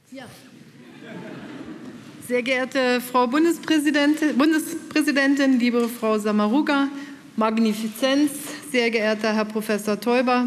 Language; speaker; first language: German; native; German